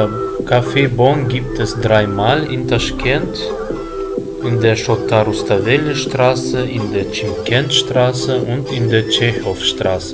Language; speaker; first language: German; non-native, fluent; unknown